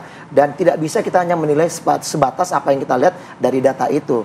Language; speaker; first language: Indonesian; native; Indonesian